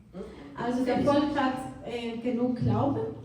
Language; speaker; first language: German; non-native, fluent; Portuguese